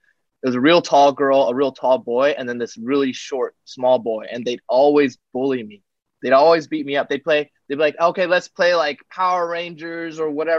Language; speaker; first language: English; non-native, fluent; Chinese